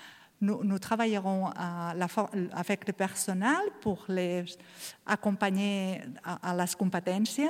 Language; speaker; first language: French; non-native, learner; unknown